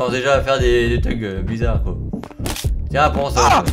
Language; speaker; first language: French; native; French